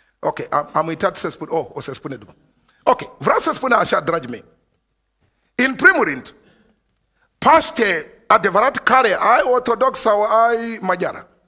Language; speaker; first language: Romanian; non-native, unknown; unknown